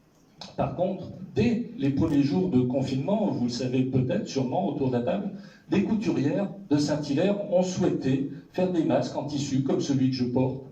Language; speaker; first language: French; native; French